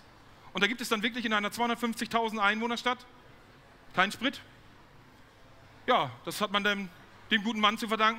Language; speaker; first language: German; native; German